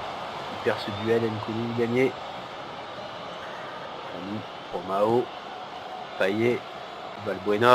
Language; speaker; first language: French; native; French